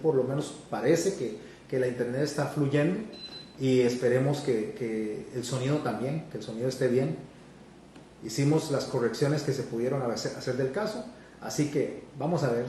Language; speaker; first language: Spanish; native; Spanish